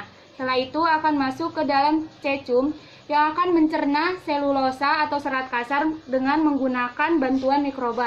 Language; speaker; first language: Indonesian; native; Indonesian